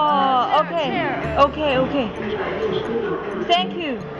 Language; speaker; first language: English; non-native, learner; Chinese